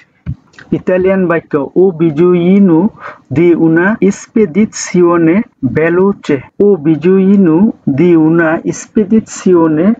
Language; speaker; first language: Italian; non-native, learner; Bangla